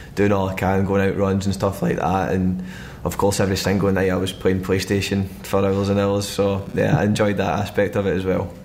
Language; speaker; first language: English; native; English